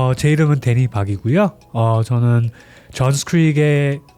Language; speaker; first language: Korean; early bilingual, heritage; Korean